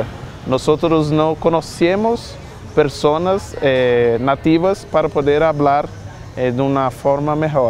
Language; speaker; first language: Spanish; non-native, fluent; Portuguese